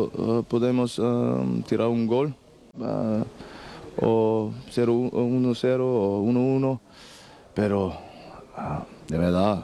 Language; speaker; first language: Spanish; non-native, learner; German